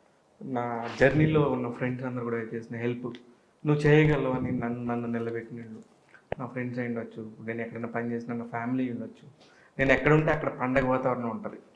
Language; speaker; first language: Telugu; native; Telugu